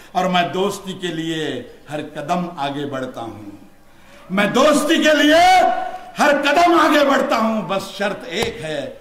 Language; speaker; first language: Hindi; non-native, local second language; Marathi